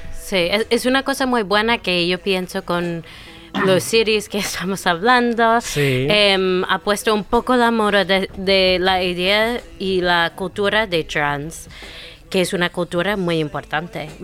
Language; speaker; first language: Spanish; non-native, fluent; English